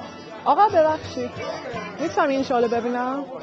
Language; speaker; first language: Persian; non-native, learner; English